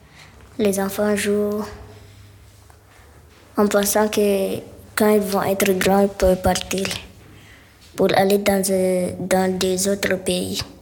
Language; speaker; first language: French; non-native, local second language; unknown